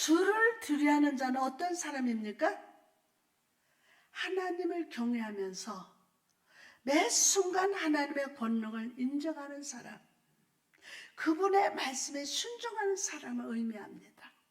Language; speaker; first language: Korean; native; Korean